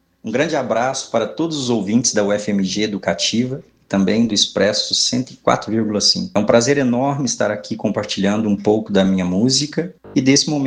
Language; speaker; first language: Portuguese; native; Portuguese